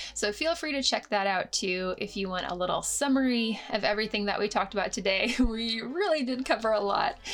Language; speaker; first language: English; native; English